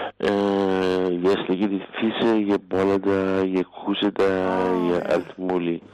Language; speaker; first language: Danish; non-native, learner; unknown